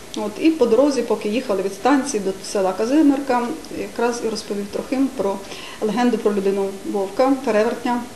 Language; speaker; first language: Ukrainian; native; Ukrainian